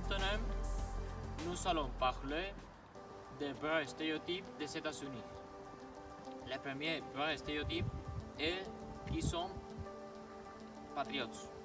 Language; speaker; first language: French; non-native, learner; Spanish